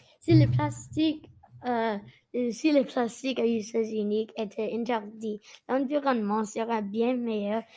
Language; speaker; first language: French; non-native, learner; English